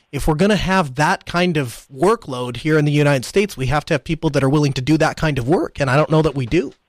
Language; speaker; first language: English; early bilingual, other home language; Hindi